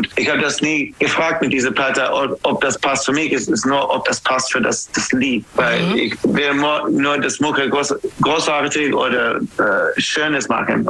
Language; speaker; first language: German; non-native, learner; English